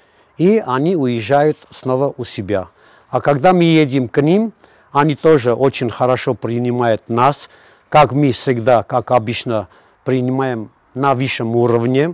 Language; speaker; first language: Russian; non-native, fluent; Armenian